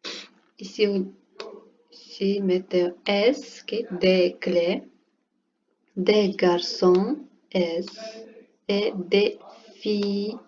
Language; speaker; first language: French; non-native, learner; Portuguese